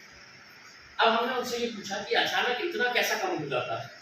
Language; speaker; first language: Hindi; non-native, local second language; Marathi